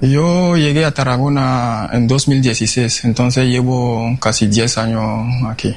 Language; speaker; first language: Spanish; non-native, fluent; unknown